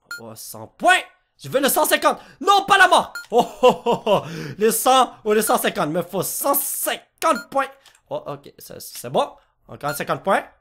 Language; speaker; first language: French; native; French